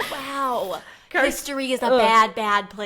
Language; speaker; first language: English; native; English